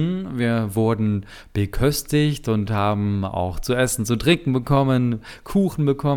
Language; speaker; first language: German; native; German